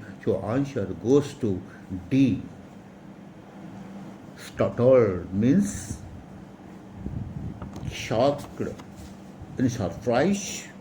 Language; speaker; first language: English; non-native, local second language; Odia